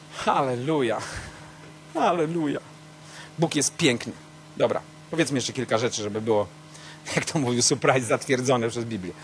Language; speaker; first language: Polish; native; Polish